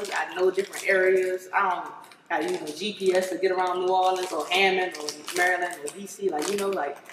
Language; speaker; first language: English; native; English